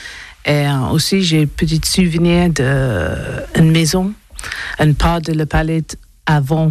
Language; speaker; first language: French; non-native, learner; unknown